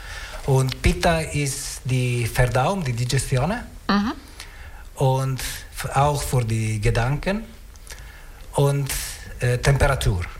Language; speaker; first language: German; non-native, learner; Italian